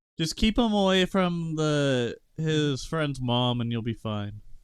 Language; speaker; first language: English; native; English